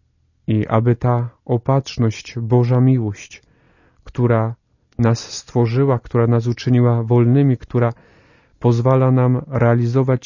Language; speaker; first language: Polish; native; Polish